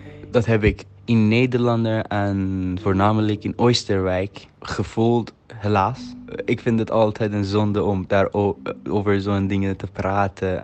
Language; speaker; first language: Dutch; non-native, fluent; Persian